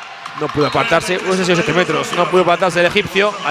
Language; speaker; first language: Spanish; native; Spanish